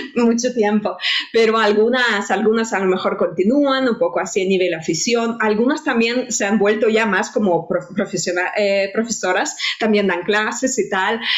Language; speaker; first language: Spanish; non-native, fluent; Russian